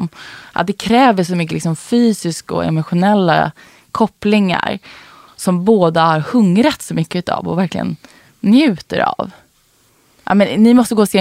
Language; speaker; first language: Swedish; native; Swedish